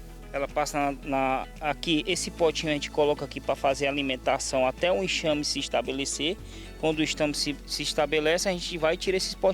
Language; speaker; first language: Portuguese; native; Portuguese